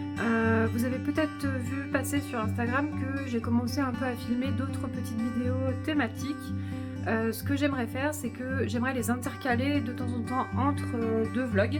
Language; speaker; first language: French; native; French